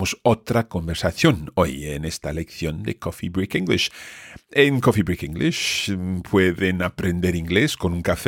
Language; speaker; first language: Spanish; non-native, fluent; English